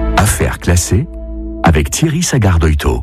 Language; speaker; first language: French; native; French